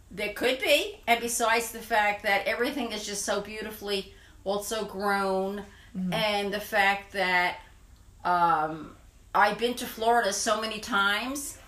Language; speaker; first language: English; native; English